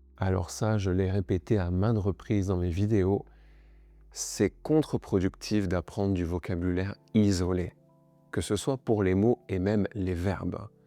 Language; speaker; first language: French; native; French